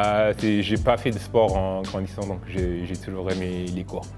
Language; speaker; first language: French; non-native, local second language; Wolof